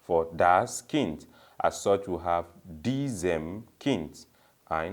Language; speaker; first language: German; non-native, fluent; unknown